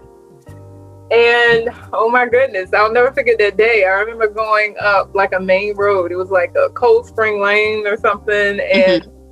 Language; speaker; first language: English; native; English